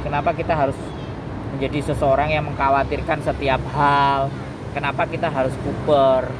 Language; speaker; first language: Indonesian; non-native, local second language; Javanese